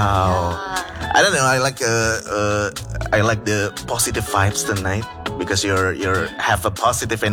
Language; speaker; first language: English; non-native, fluent; Indonesian